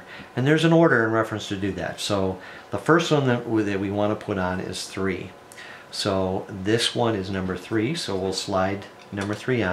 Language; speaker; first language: English; native; English